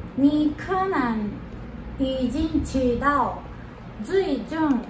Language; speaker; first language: Chinese; non-native, learner; Japanese